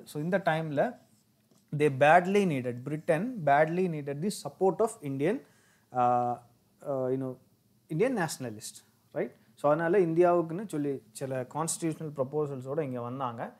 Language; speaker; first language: English; non-native, local second language; Tamil